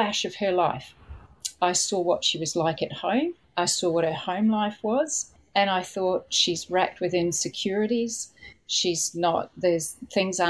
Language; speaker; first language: English; native; English